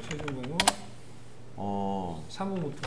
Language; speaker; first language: Korean; native; Korean